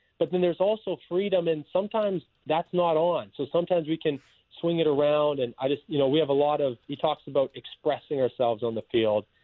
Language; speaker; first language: English; native; English